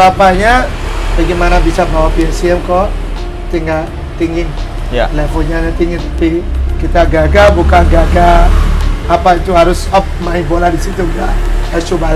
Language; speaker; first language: Indonesian; non-native, fluent; English